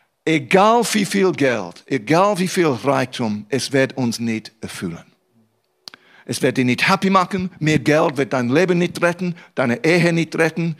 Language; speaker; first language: German; non-native, fluent; English